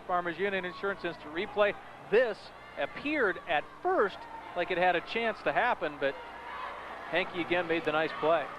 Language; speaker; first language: English; native; English